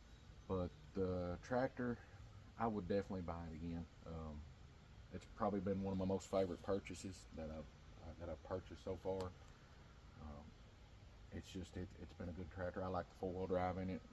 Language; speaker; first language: English; native; English